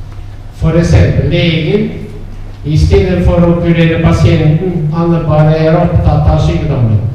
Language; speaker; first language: Norwegian; non-native, fluent; Italian